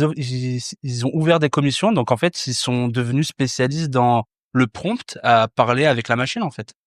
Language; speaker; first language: French; native; French